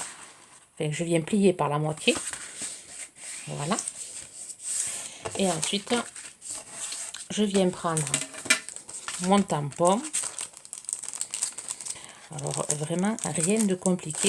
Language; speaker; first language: French; native; French